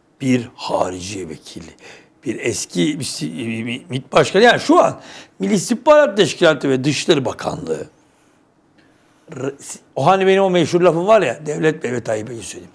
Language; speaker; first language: Turkish; native; Turkish